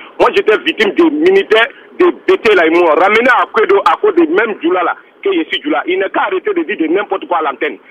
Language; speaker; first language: French; non-native, local second language; Dyula